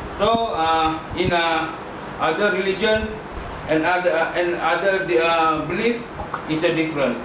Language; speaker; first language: English; non-native, learner; Malay